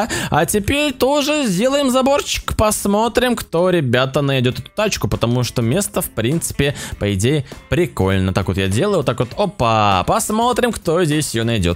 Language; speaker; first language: Russian; native; Russian